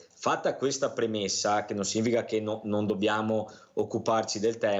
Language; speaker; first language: Italian; native; Italian